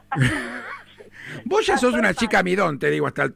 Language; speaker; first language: Spanish; native; Spanish